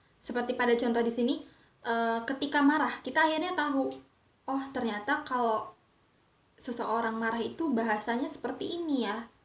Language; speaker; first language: Indonesian; non-native, local second language; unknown